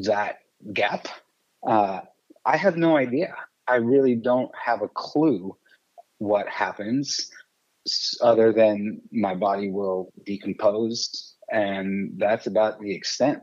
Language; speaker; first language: English; early bilingual, other home language; French